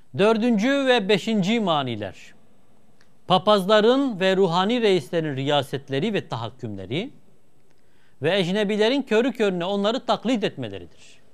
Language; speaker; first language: Turkish; native; Turkish